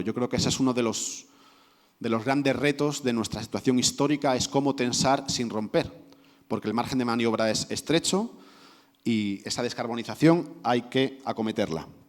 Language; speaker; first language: Spanish; native; Spanish